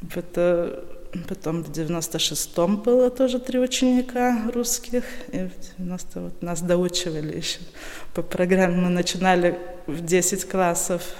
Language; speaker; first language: Russian; native; Russian